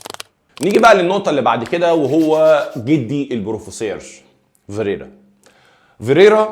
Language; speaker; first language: Arabic; native; Arabic